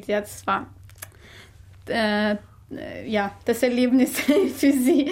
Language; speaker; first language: German; non-native, fluent; Armenian